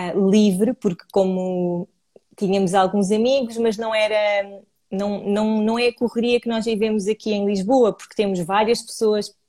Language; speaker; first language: Portuguese; native; Portuguese